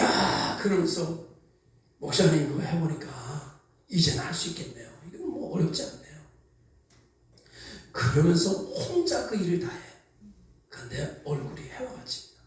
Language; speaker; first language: Korean; native; Korean